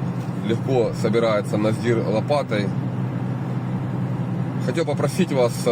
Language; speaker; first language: Russian; native; Russian